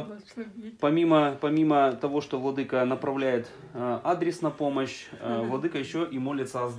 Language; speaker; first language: Russian; native; Russian